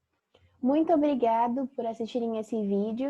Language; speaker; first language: Portuguese; native; Portuguese